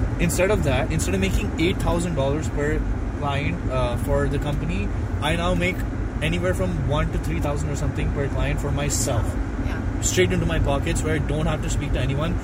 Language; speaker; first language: English; non-native, local second language; Hindi